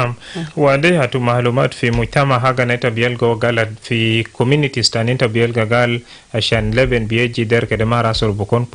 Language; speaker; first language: Arabic; non-native, local second language; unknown